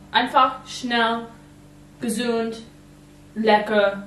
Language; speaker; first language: German; non-native, learner; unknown